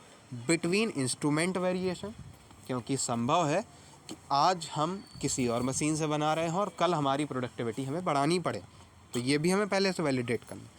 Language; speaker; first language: Hindi; native; Hindi